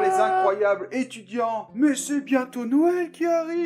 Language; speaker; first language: French; native; French